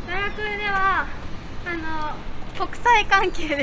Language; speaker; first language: Japanese; native; Japanese